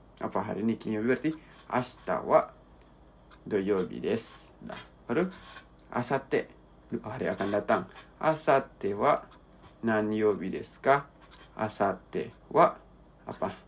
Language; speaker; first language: Japanese; non-native, learner; Indonesian